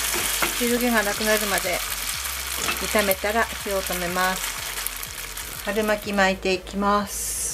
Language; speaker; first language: Japanese; native; Japanese